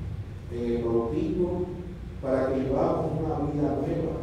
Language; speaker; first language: Spanish; native; Spanish